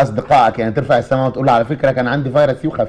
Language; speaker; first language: Arabic; native; Arabic